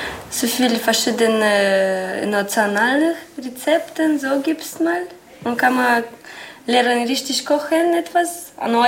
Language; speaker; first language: German; non-native, learner; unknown